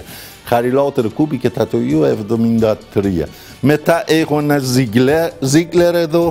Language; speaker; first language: Greek; non-native, fluent; Persian